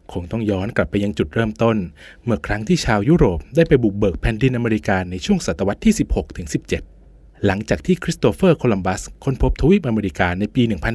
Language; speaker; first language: Thai; native; Thai